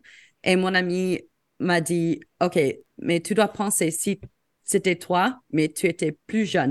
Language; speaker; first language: French; non-native, fluent; English